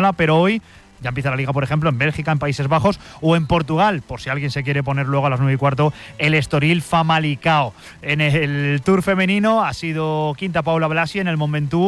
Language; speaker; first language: Spanish; native; Spanish